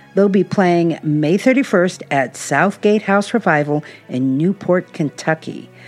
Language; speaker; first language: English; native; English